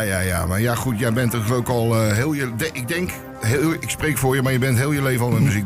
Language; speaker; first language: Dutch; native; Dutch